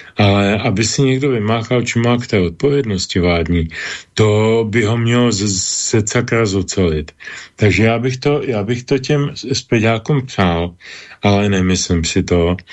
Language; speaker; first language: Czech; native; Czech